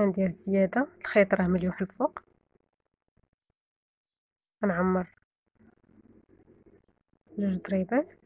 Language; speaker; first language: Arabic; native; Arabic